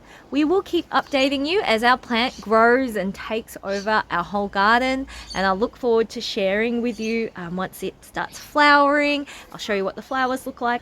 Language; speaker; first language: English; native; English